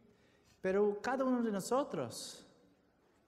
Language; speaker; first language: Spanish; non-native, fluent; English